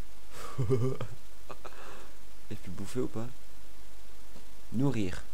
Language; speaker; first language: French; native; French